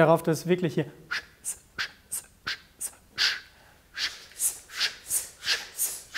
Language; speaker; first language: German; native; German